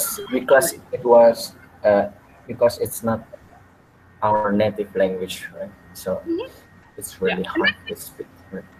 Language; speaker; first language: English; non-native, learner; Indonesian